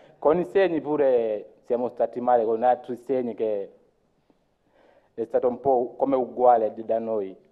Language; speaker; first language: Italian; non-native, learner; Luo (Kenya and Tanzania)